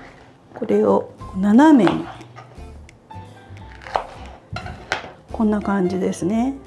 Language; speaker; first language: Japanese; native; Japanese